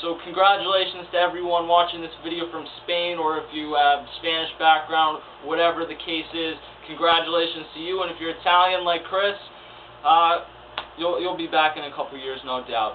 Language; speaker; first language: English; native; English